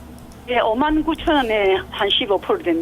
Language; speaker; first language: Korean; native; Korean